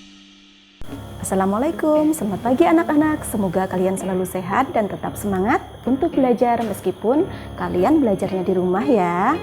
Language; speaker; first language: Indonesian; native; Indonesian